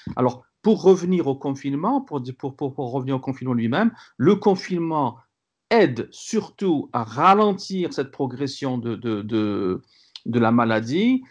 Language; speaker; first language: French; non-native, local second language; Kabyle